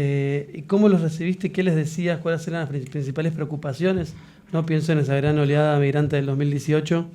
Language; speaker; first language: Spanish; native; Spanish